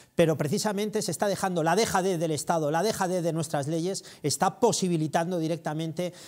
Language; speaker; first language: Spanish; native; Spanish